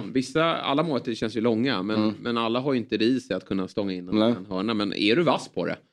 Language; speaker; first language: Swedish; native; Swedish